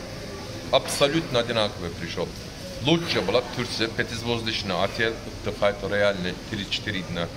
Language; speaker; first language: Russian; non-native, learner; Turkish